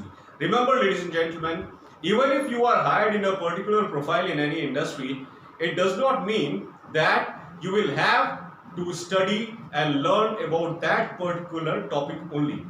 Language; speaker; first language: English; non-native, local second language; Hindi